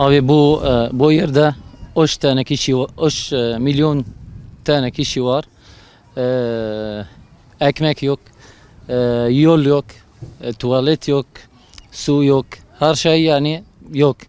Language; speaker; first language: Turkish; non-native, learner; Arabic